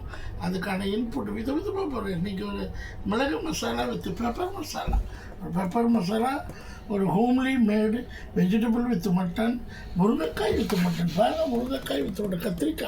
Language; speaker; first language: Tamil; native; Tamil